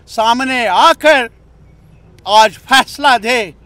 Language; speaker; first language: Urdu; native; Urdu